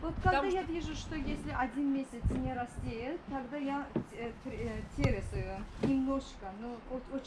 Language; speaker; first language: Russian; non-native, learner; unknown